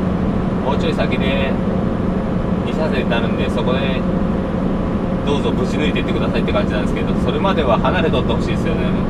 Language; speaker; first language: Japanese; native; Japanese